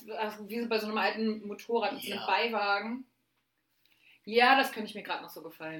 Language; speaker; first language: German; native; German